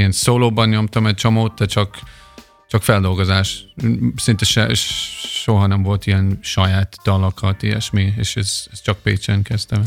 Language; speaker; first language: Hungarian; non-native, fluent; English